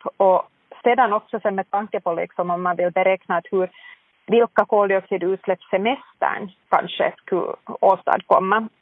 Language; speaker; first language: Swedish; native; Swedish